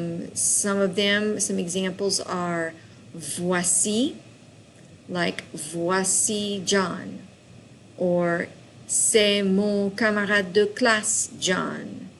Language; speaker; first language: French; non-native, fluent; English